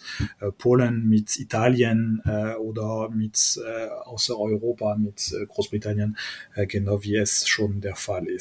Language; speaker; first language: German; non-native, fluent; French